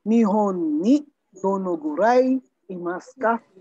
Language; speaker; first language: Japanese; non-native, learner; Filipino